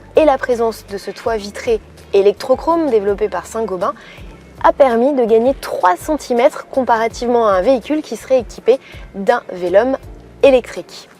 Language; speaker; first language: French; native; French